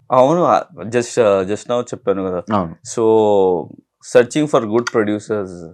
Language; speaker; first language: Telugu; non-native, local second language; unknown